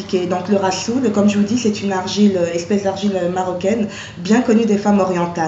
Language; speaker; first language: French; native; French